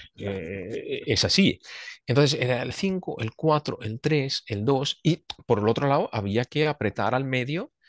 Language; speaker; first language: Spanish; non-native, fluent; Swiss German